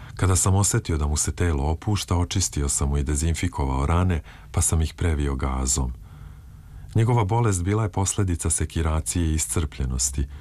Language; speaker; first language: Serbian; native; Serbian